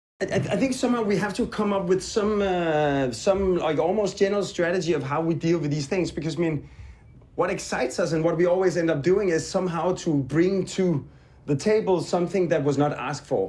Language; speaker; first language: English; non-native, fluent; Danish